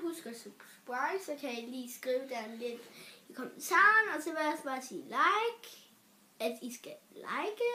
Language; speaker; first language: Danish; early bilingual, other home language; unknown